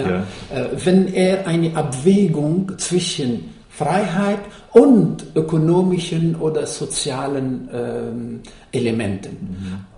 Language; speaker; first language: German; non-native, fluent; Arabic